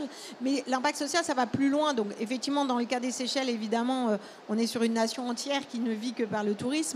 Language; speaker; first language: French; native; French